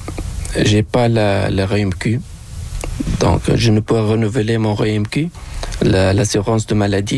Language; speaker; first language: French; non-native, local second language; Arabic